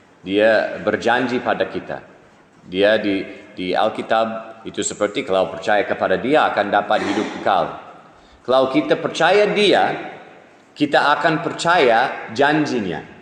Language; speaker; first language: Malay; non-native, fluent; English